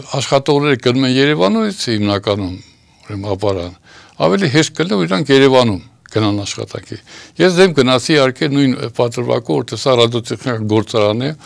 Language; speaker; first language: Armenian; native; Armenian